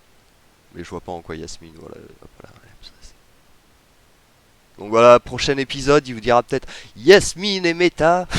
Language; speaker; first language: French; native; French